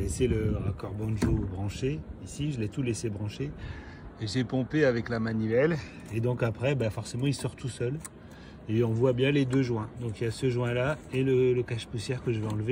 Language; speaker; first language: French; native; French